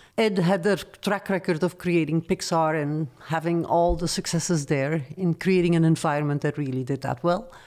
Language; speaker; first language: English; non-native, fluent; Dutch